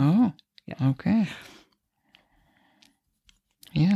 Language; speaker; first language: Dutch; native; Dutch